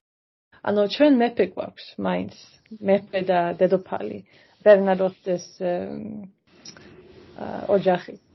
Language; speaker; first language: Georgian; non-native, fluent; Swedish